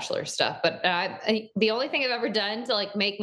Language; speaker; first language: English; native; English